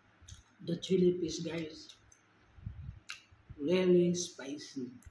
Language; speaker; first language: English; non-native, local second language; Filipino